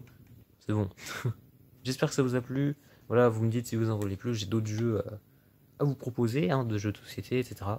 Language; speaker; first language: French; native; French